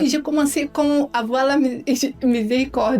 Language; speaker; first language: French; non-native, learner; Portuguese